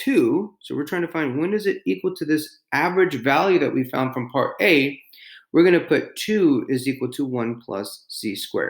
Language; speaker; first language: English; native; English